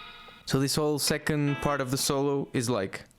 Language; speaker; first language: English; non-native, fluent; Portuguese